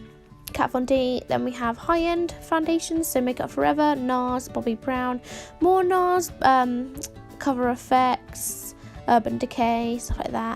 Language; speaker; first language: English; native; English